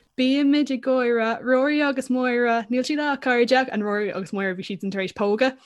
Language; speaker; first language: Irish; non-native, local second language; English